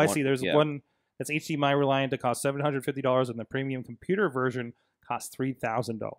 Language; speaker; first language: English; native; English